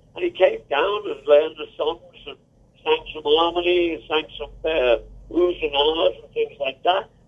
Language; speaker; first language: English; native; English